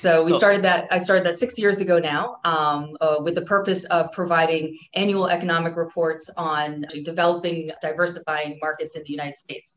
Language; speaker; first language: English; native; English